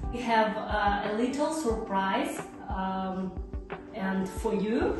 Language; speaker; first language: English; non-native, learner; Russian